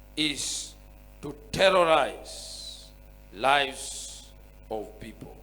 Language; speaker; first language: English; non-native, local second language; Swahili